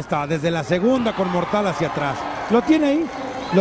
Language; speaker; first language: Spanish; native; Spanish